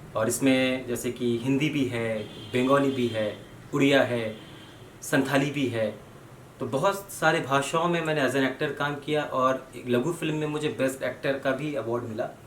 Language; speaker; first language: Hindi; non-native, local second language; Bangla